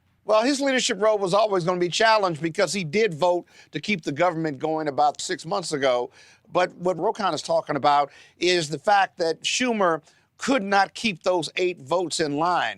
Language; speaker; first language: English; native; English